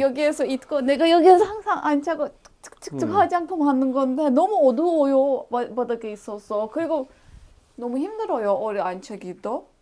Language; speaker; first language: Korean; non-native, learner; Turkish